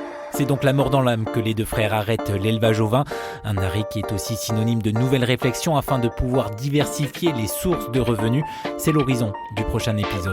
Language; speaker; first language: French; native; French